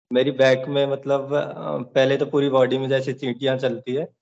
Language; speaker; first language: Hindi; native; Hindi